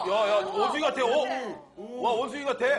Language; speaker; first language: Korean; native; Korean